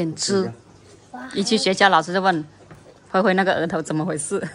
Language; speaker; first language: Chinese; native; Chinese